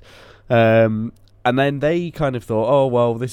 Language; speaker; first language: English; native; English